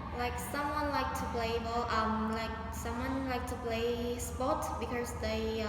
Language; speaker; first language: English; non-native, learner; Vietnamese